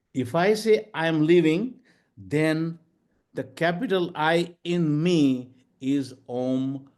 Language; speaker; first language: English; non-native, local second language; Gujarati